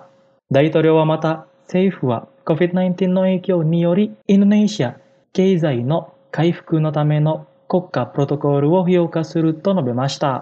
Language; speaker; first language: Japanese; non-native, fluent; Indonesian